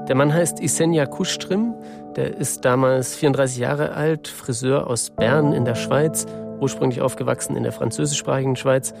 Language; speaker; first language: German; native; German